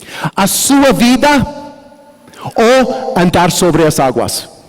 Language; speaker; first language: Portuguese; non-native, learner; English